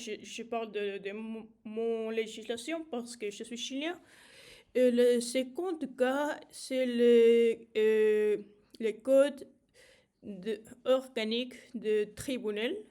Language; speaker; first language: French; non-native, learner; Spanish